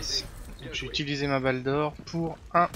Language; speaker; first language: French; native; French